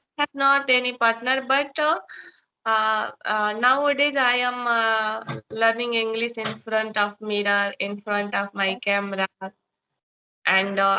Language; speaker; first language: English; non-native, learner; Hindi